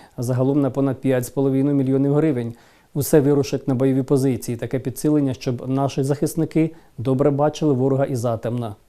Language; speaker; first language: Ukrainian; native; Ukrainian